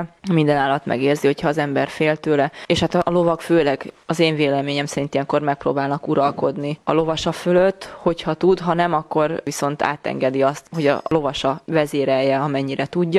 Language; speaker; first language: Hungarian; native; Hungarian